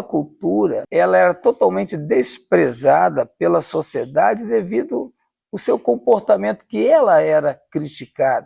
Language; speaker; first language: Portuguese; native; Portuguese